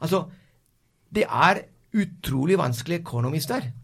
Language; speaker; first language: Norwegian; non-native, fluent; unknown